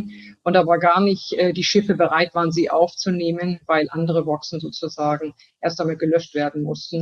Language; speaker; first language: German; native; German